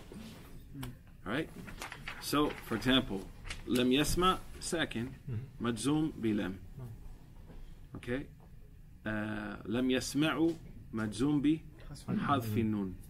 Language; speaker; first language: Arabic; non-native, fluent; English